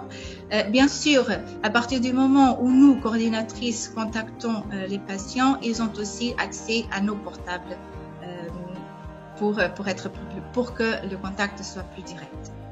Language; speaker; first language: French; non-native, fluent; Portuguese